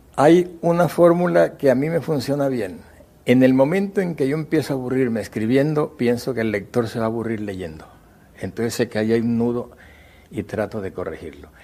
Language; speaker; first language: Spanish; native; Spanish